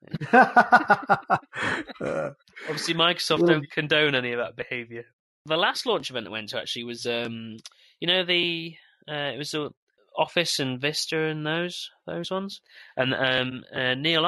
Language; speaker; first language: English; native; English